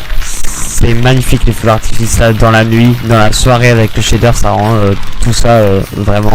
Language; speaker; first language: French; native; French